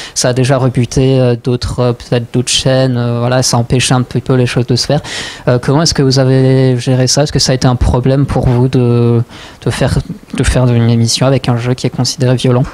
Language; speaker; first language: French; native; French